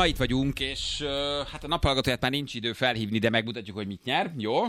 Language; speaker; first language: Hungarian; native; Hungarian